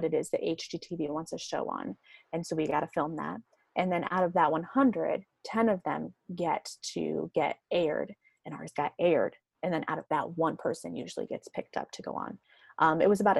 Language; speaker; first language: English; native; English